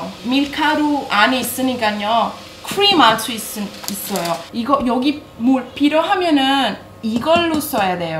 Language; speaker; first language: Korean; non-native, learner; Italian